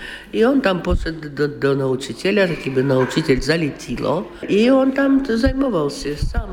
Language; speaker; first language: Polish; non-native, local second language; Russian